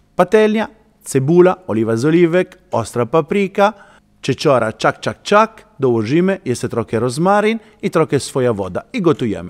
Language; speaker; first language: Polish; non-native, learner; Italian